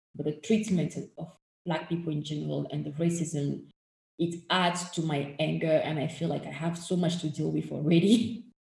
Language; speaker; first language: English; non-native, fluent; French